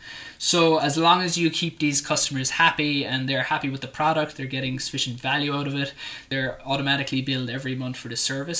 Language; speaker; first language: English; native; English